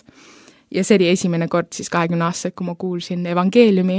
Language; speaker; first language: Estonian; early bilingual, heritage; Estonian